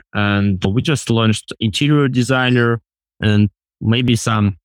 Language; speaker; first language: English; non-native, fluent; Russian